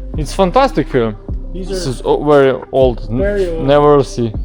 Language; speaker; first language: English; non-native, learner; Ukrainian